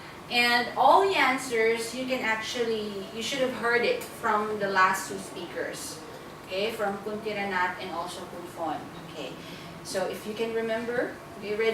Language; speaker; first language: English; non-native, fluent; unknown